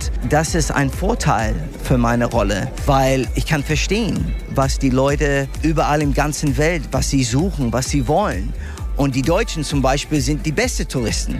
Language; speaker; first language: German; non-native, learner; English